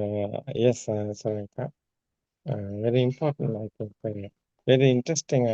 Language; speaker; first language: English; non-native, learner; Sinhala